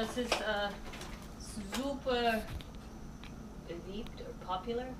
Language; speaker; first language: German; non-native, learner; English